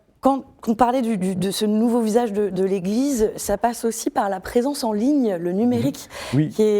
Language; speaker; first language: French; native; French